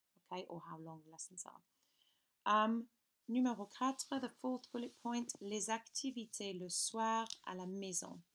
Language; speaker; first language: French; non-native, fluent; English